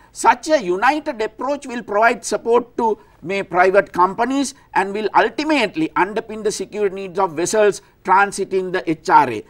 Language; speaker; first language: English; non-native, local second language; Sinhala